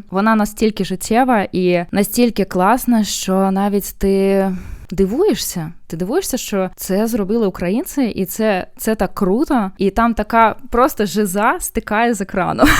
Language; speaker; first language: Ukrainian; non-native, local second language; Russian